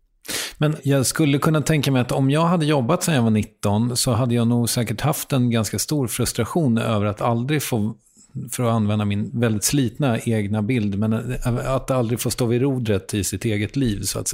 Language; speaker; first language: Swedish; native; Swedish